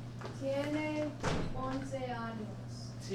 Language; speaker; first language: Spanish; non-native, learner; English